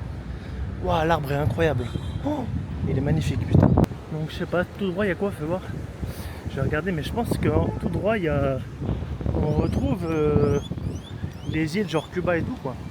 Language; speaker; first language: French; native; French